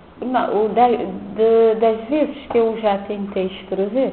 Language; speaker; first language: Portuguese; non-native, local second language; Kabuverdianu